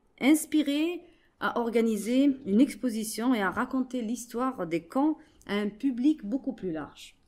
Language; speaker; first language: French; non-native, local second language; Arabic